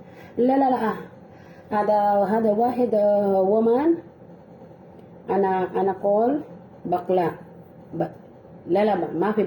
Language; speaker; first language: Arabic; non-native, learner; Filipino